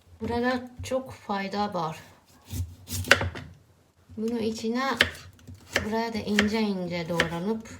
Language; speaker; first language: Turkish; non-native, fluent; Japanese